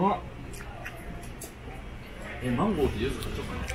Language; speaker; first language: Japanese; native; Japanese